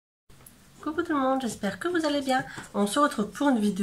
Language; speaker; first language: French; native; French